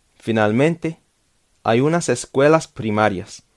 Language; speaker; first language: Spanish; non-native, fluent; English